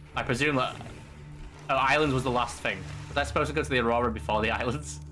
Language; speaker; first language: English; native; English